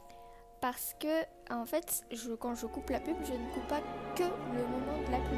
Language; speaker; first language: French; native; French